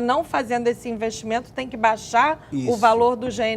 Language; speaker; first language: Portuguese; native; Portuguese